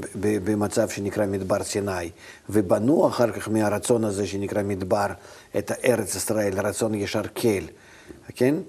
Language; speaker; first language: Hebrew; non-native, fluent; Russian